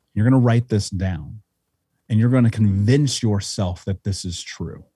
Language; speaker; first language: English; native; English